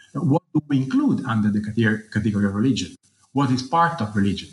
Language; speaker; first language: English; non-native, fluent; Italian